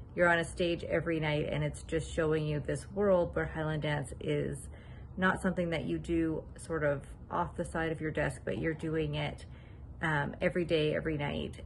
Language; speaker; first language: English; native; English